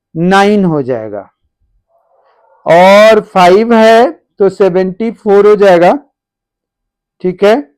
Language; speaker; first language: Hindi; native; Hindi